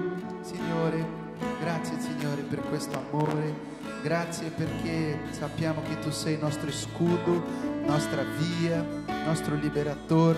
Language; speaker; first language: Italian; non-native, fluent; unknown